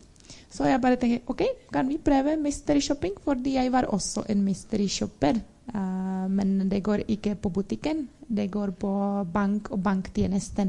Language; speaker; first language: Norwegian; non-native, learner; Czech